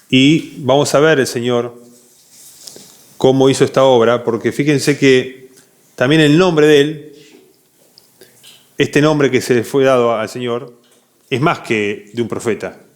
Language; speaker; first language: Spanish; native; Spanish